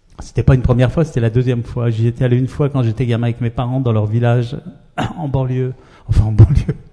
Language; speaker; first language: French; early bilingual, other home language; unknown